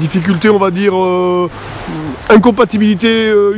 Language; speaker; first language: French; native; French